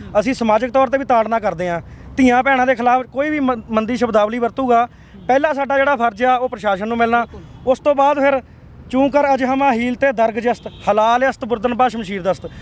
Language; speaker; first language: Punjabi; native; Punjabi